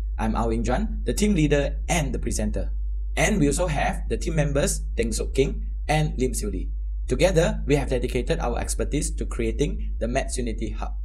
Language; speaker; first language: English; native; English